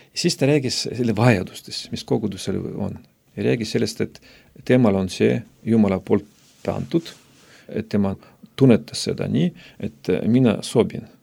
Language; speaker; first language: Estonian; non-native, local second language; Russian